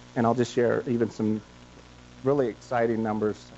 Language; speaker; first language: English; native; English